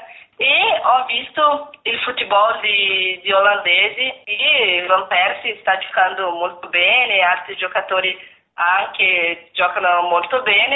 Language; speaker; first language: Italian; non-native, learner; Portuguese